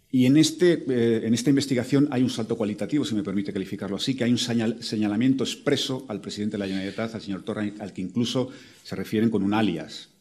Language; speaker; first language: Spanish; native; Spanish